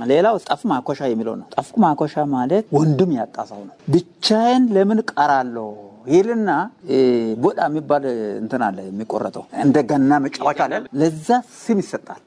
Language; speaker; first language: Amharic; non-native, local second language; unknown